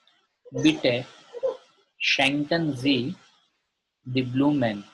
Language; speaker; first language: German; non-native, learner; Gujarati